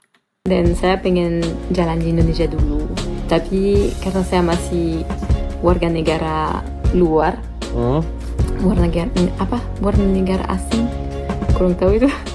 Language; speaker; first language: Indonesian; non-native, fluent; French